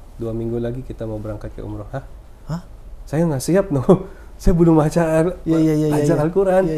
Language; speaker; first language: Indonesian; non-native, fluent; Filipino